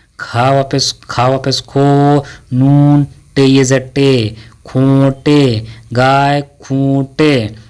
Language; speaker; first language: Urdu; native; Urdu